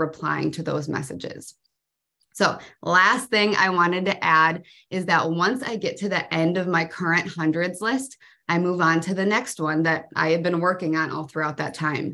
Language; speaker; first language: English; native; English